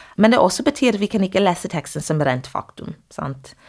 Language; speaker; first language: Norwegian; non-native, fluent; English